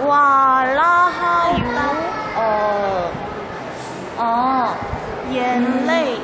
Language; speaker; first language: Chinese; non-native, learner; Korean